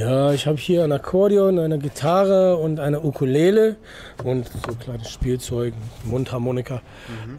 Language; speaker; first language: German; non-native, fluent; English